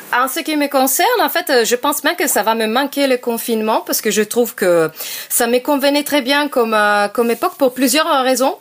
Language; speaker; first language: French; non-native, fluent; Italian